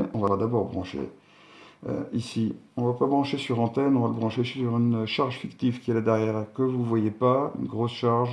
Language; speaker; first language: French; native; French